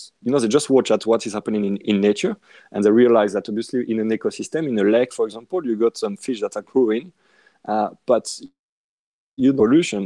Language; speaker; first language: English; non-native, fluent; French